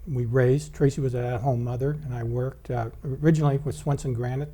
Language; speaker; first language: English; native; English